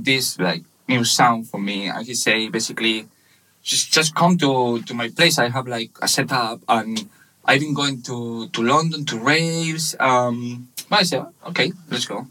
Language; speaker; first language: English; non-native, fluent; Spanish